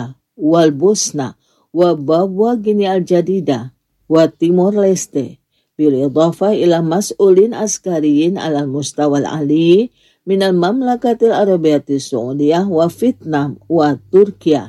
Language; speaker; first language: Arabic; non-native, fluent; Indonesian